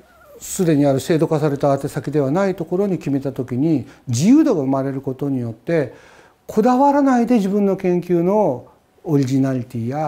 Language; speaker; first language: Japanese; native; Japanese